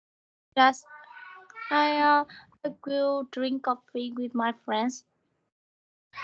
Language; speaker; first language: English; non-native, learner; Vietnamese